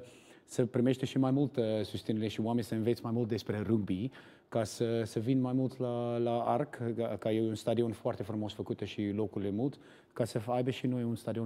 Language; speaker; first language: Romanian; non-native, learner; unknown